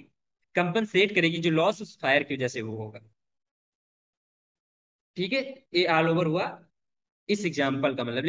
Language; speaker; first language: Hindi; native; Hindi